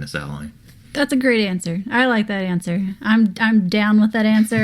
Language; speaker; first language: English; native; English